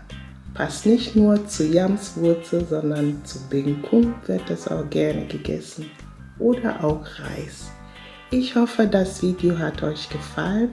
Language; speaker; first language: German; non-native, fluent; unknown